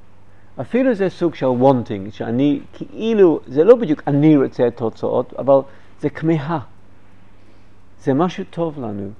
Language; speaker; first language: Hebrew; non-native, fluent; English